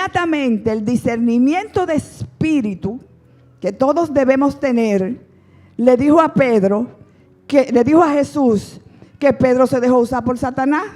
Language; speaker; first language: Spanish; native; Spanish